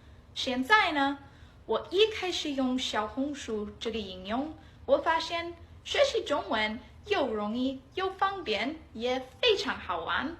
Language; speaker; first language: Chinese; non-native, learner; English